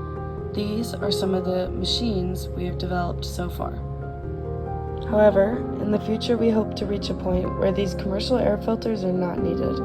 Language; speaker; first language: English; native; English